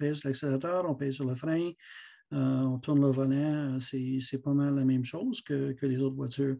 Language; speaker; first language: French; native; French